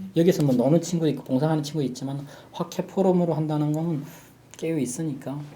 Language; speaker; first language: Korean; native; Korean